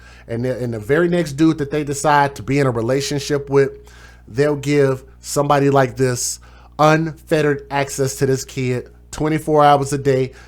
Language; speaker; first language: English; native; English